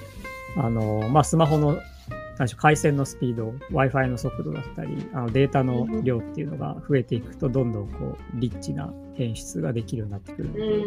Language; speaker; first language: Japanese; native; Japanese